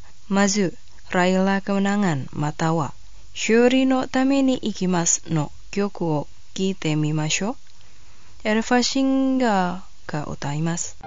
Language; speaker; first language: Japanese; non-native, fluent; Indonesian